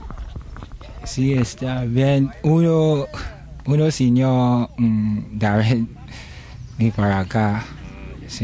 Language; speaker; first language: Spanish; non-native, learner; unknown